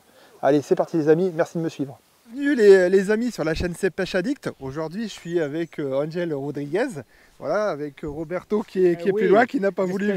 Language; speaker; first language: French; native; French